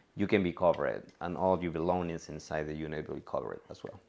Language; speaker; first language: English; non-native, fluent; Spanish